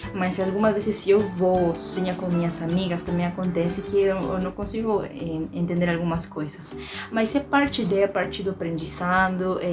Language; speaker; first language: Portuguese; non-native, fluent; Spanish